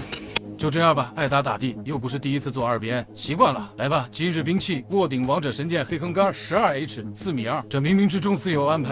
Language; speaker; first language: Chinese; native; Chinese